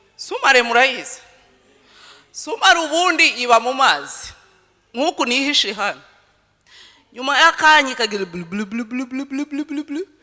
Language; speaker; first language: Kinyarwanda; early bilingual, heritage; Kinyarwanda